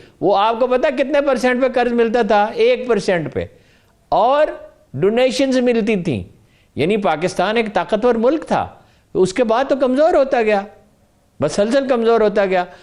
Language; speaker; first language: Urdu; non-native, local second language; Punjabi